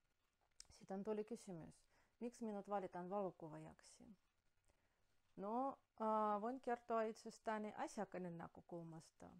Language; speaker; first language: Finnish; non-native, fluent; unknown